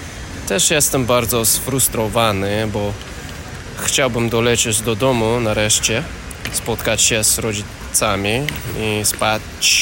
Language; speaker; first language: Polish; non-native, learner; English